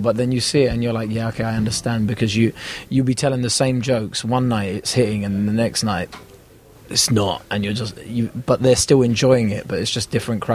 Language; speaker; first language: English; native; English